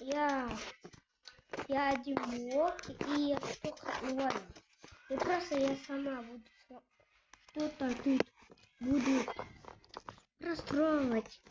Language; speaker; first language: Russian; non-native, local second language; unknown